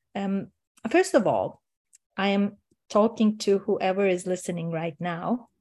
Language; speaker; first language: English; non-native, fluent; Turkish